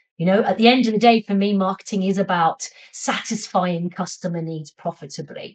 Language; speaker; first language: English; native; English